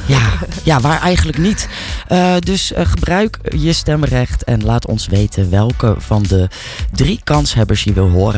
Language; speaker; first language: Dutch; native; Dutch